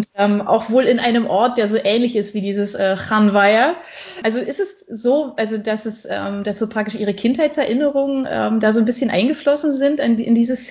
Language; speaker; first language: German; native; German